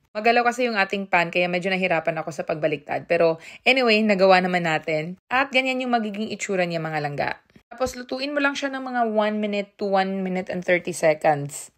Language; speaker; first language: Filipino; non-native, local second language; Cebuano